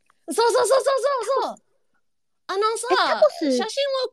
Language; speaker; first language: Japanese; non-native, learner; English